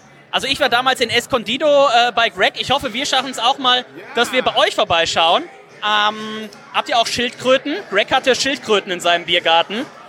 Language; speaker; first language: German; native; German